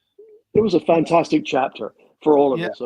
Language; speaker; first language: English; native; English